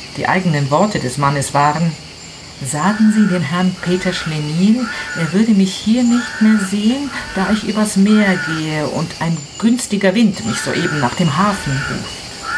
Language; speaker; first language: German; non-native, fluent; Italian